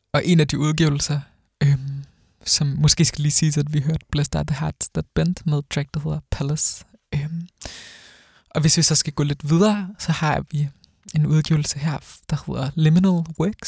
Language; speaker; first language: Danish; native; Danish